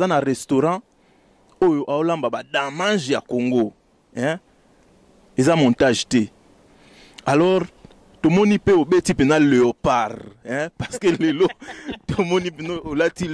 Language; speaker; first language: Lingala; native; Lingala